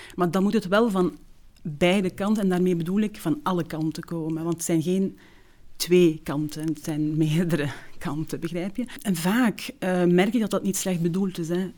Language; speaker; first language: Dutch; early bilingual, other home language; Turkish